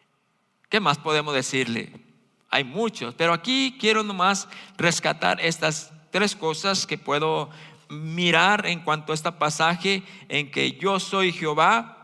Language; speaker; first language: Spanish; native; Spanish